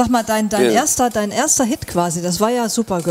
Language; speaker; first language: German; native; German